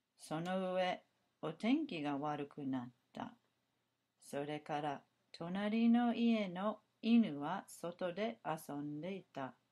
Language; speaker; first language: Japanese; non-native, learner; English